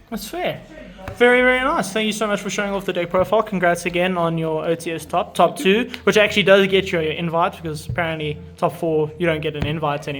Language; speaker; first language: English; native; English